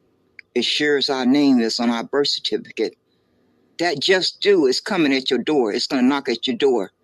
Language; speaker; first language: English; native; English